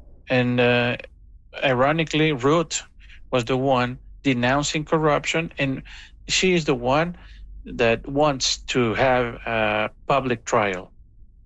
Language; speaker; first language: English; non-native, fluent; Spanish